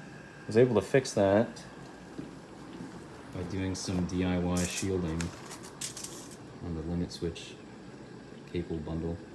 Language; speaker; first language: English; native; English